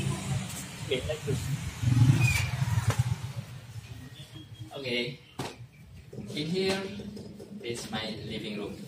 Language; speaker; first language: English; non-native, learner; Indonesian